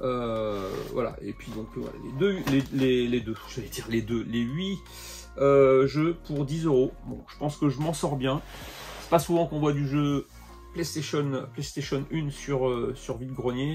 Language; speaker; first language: French; native; French